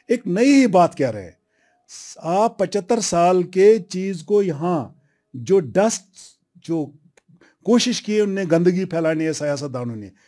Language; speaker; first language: Hindi; non-native, local second language; Kashmiri